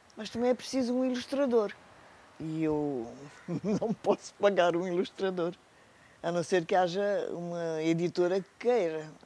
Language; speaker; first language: Portuguese; native; Portuguese